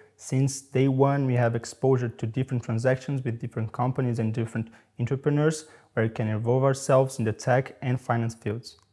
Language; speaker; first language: English; non-native, fluent; Portuguese